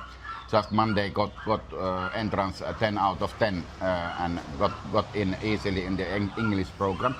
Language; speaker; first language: English; non-native, fluent; Finnish